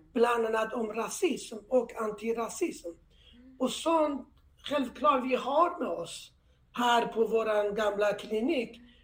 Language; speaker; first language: Swedish; non-native, fluent; Persian